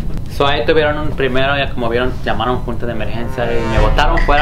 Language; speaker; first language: Spanish; early bilingual, heritage; Spanish